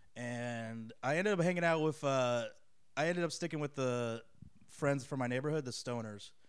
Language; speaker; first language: English; native; English